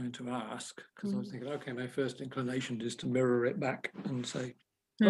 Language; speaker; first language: English; native; English